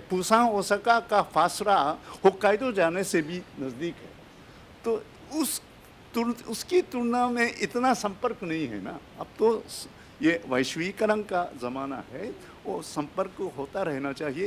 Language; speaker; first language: Hindi; non-native, fluent; Japanese